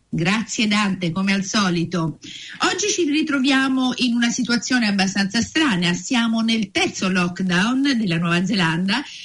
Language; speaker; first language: Italian; native; Italian